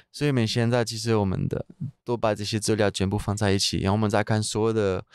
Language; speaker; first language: Chinese; non-native, fluent; French